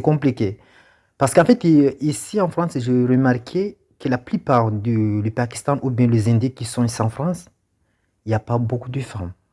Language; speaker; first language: French; non-native, local second language; Comorian